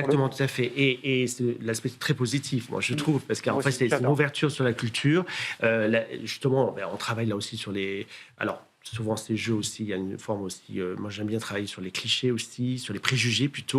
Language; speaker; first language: French; native; French